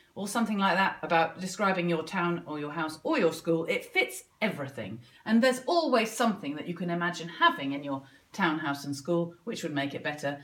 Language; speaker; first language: English; native; English